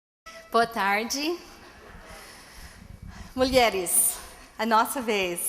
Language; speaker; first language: Portuguese; non-native, fluent; English